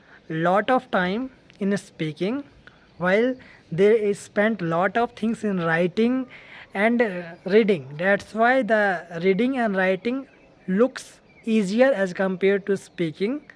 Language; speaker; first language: English; non-native, learner; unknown